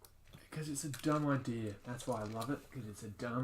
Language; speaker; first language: English; native; English